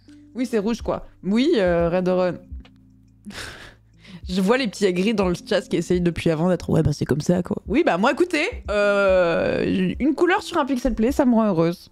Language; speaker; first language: French; native; French